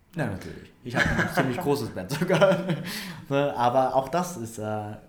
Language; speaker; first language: German; non-native, fluent; Vietnamese